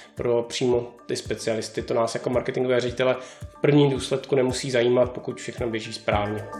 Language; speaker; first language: Czech; native; Czech